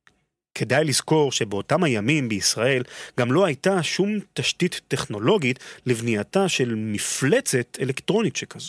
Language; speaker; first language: Hebrew; native; Hebrew